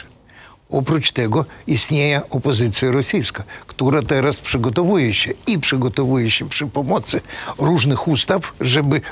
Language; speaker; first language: Polish; non-native, fluent; Russian